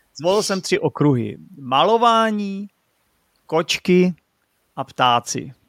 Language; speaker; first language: Czech; native; Czech